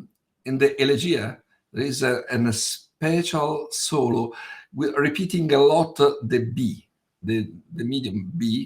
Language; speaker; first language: English; non-native, fluent; Italian